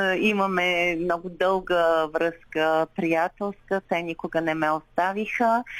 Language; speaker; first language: Bulgarian; non-native, local second language; Turkish